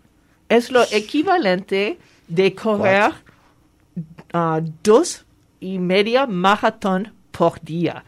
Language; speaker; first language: Spanish; non-native, fluent; French